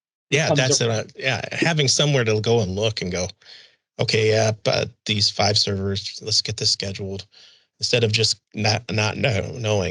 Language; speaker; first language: English; native; English